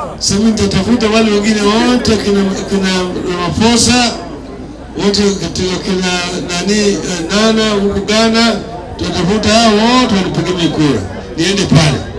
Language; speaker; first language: Swahili; non-native, local second language; Gusii